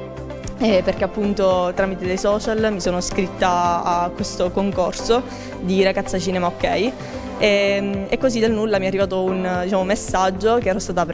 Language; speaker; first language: Italian; native; Italian